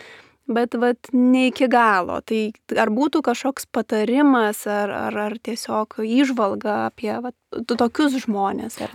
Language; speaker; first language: Lithuanian; native; Lithuanian